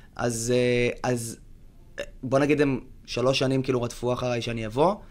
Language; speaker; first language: Hebrew; native; Hebrew